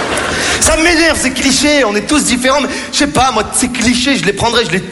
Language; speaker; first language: French; native; French